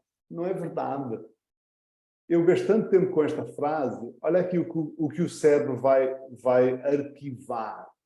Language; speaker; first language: Portuguese; early bilingual, heritage; Portuguese